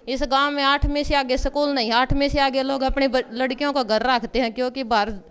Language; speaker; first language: Hindi; native; Hindi